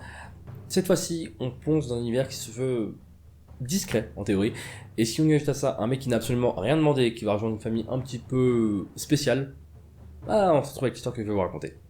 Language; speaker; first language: French; native; French